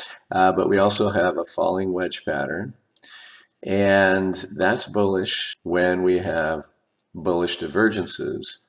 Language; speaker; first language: English; native; English